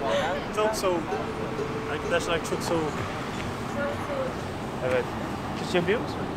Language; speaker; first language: Turkish; non-native, learner; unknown